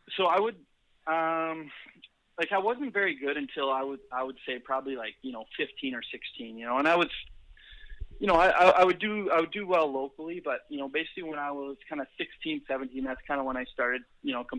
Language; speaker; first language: English; native; English